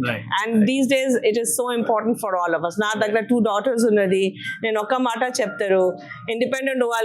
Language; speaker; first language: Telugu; non-native, local second language; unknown